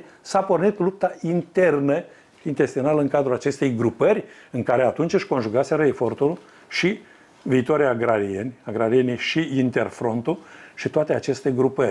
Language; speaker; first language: Romanian; native; Romanian